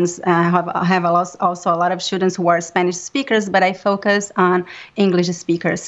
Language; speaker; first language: English; non-native, fluent; Portuguese